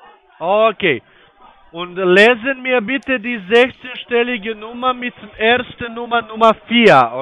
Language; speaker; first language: German; non-native, learner; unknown